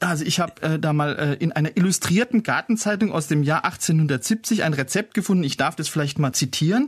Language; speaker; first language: German; native; German